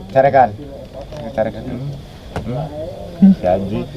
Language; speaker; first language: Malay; non-native, local second language; Sundanese